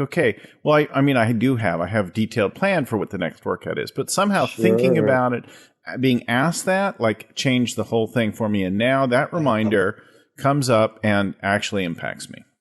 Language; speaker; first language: English; native; English